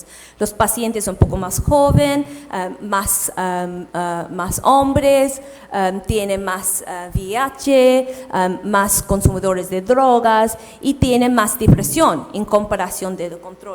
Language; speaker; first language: Spanish; non-native, fluent; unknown